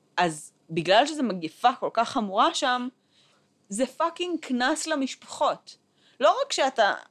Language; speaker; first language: Hebrew; native; Hebrew